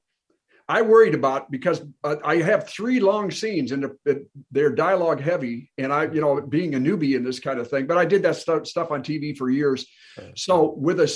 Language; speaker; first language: English; native; English